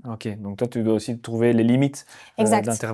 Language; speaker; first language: French; native; French